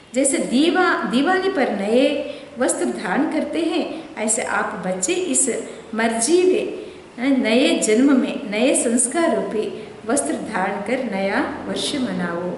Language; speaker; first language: Hindi; non-native, local second language; Telugu